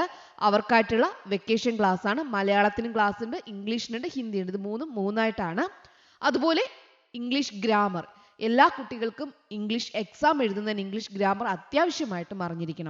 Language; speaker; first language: Malayalam; native; Malayalam